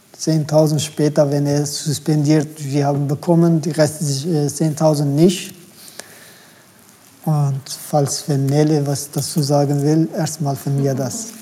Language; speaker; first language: German; non-native, fluent; Turkish